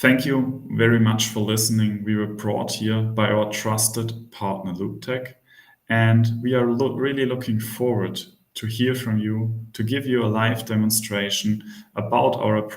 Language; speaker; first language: English; non-native, fluent; German